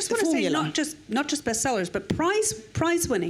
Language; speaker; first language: English; native; English